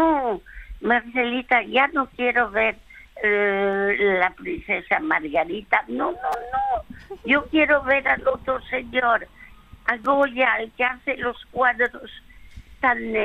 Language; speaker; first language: Spanish; early bilingual, other home language; French